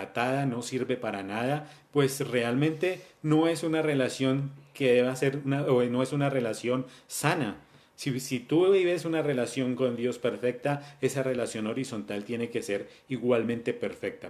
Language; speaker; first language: Spanish; native; Spanish